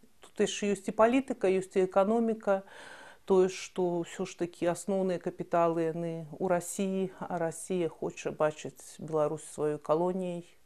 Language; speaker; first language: Belarusian; non-native, local second language; Russian